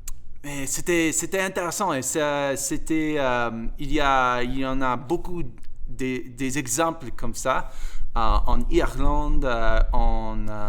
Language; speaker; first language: French; non-native, fluent; English